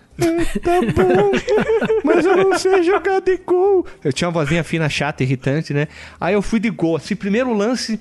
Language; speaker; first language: Portuguese; native; Portuguese